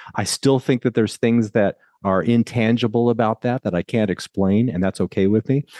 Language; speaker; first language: English; native; English